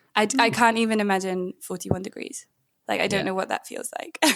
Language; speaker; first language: English; native; English